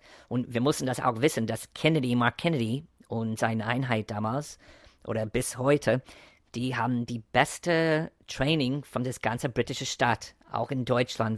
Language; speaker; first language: German; non-native, fluent; English